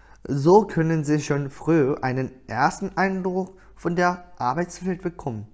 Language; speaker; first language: German; non-native, fluent; Korean